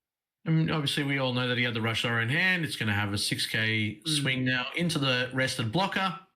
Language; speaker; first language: English; native; English